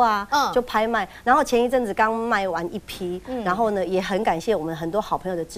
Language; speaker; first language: Chinese; native; Chinese